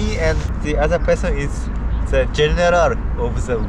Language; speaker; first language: English; non-native, learner; Japanese